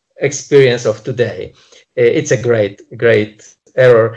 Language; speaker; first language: English; non-native, fluent; Polish